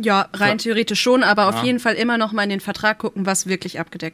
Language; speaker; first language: German; native; German